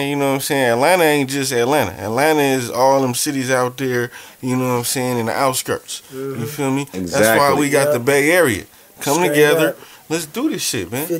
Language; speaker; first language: English; native; English